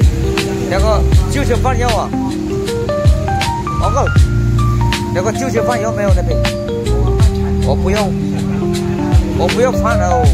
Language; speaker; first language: Chinese; non-native, learner; Nepali